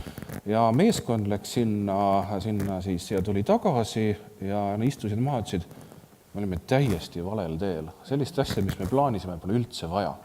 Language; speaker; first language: Estonian; native; Estonian